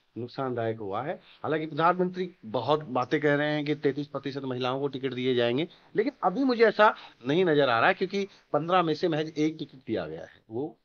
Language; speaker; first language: Hindi; native; Hindi